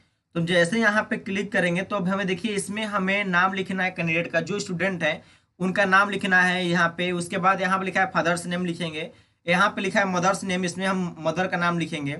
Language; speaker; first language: Hindi; native; Hindi